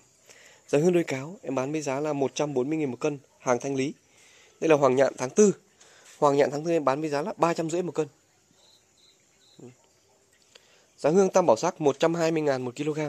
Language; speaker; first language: Vietnamese; native; Vietnamese